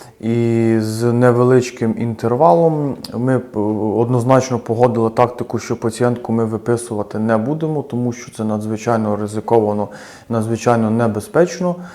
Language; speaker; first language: Ukrainian; native; Ukrainian